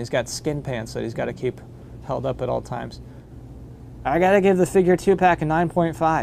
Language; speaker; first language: English; native; English